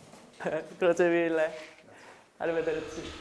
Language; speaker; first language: Italian; non-native, learner; Korean